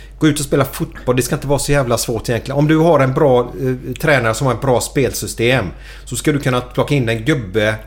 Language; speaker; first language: Swedish; native; Swedish